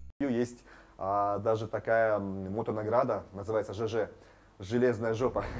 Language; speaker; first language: Russian; non-native, local second language; Tajik